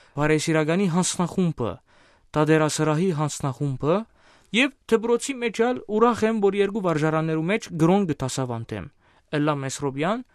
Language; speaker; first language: Armenian; native; Armenian